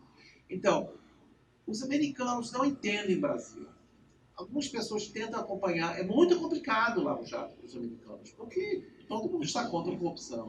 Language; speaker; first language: Portuguese; non-native, fluent; English